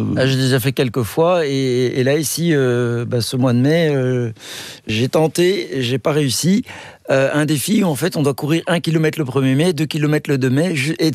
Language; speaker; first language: French; native; French